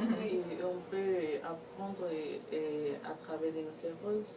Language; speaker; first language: French; non-native, fluent; Spanish